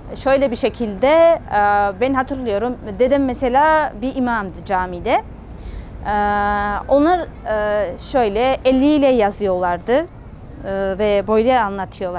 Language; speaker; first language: Turkish; non-native, fluent; Georgian